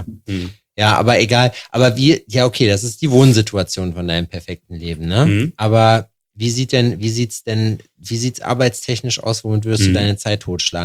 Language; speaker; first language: German; native; German